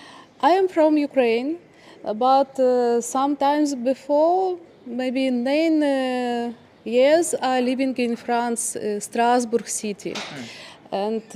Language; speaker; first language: English; non-native, learner; Ukrainian